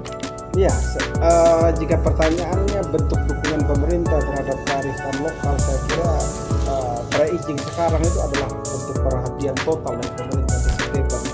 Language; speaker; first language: Indonesian; non-native, local second language; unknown